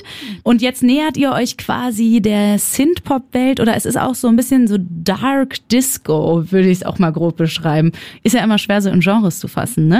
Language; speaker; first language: German; native; German